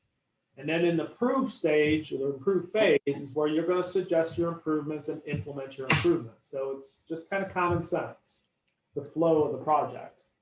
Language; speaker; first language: English; native; English